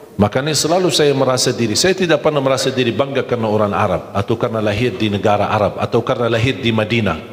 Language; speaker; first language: Malay; non-native, fluent; Arabic